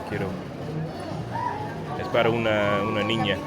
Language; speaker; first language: Spanish; non-native, learner; English